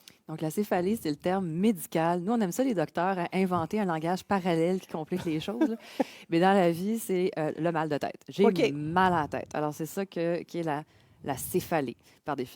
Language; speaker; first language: French; native; French